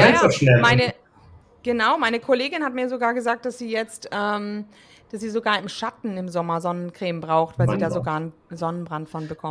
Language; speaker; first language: German; native; German